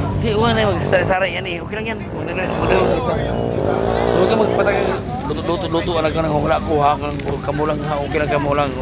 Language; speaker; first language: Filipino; non-native, local second language; Cebuano